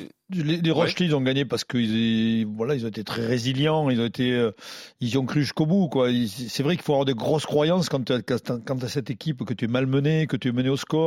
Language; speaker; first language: French; native; French